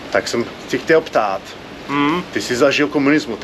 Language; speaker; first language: Czech; non-native, fluent; English